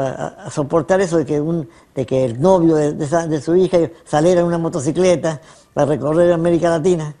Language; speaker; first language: Spanish; native; Spanish